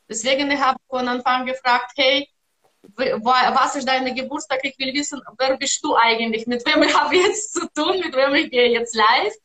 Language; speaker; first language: German; non-native, learner; Russian